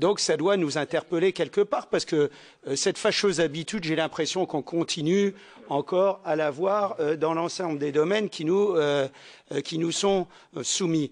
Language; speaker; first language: French; native; French